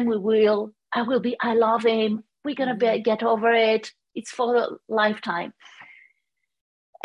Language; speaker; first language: English; non-native, fluent; French